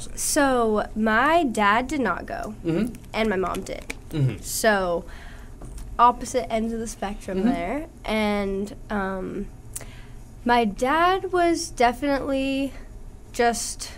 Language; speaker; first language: English; native; English